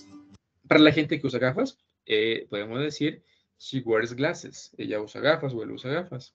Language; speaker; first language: Spanish; native; Spanish